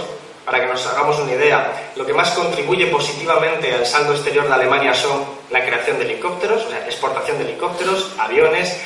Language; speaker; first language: Spanish; native; Spanish